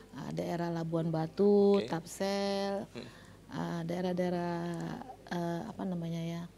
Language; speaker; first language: Indonesian; native; Indonesian